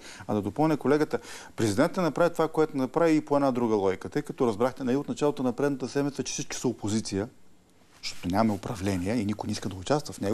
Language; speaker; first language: Bulgarian; native; Bulgarian